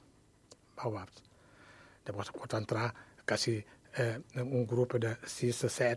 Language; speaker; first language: Catalan; non-native, learner; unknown